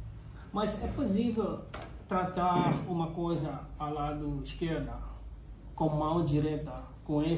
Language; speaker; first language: Portuguese; non-native, learner; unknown